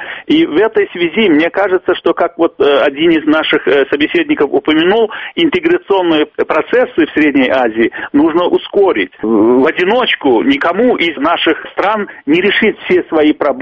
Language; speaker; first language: Russian; native; Russian